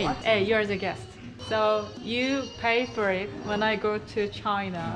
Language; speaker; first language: English; non-native, learner; Korean